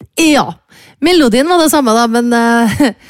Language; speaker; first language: Norwegian; native; Norwegian